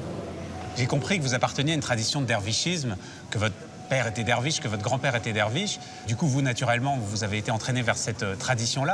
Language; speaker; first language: French; native; French